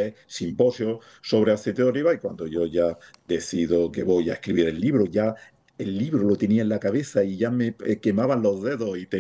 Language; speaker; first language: Spanish; native; Spanish